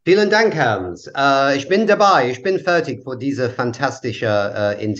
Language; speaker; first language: German; non-native, learner; English